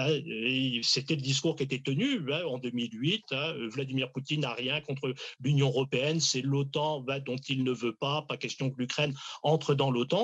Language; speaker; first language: French; native; French